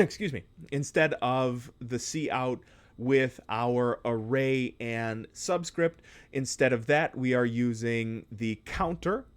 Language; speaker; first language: English; native; English